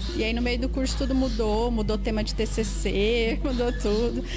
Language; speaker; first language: Portuguese; native; Portuguese